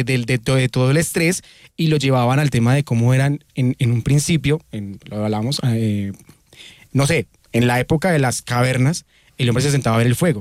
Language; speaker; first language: Spanish; native; Spanish